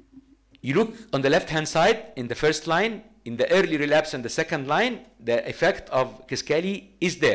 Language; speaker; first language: English; non-native, fluent; Arabic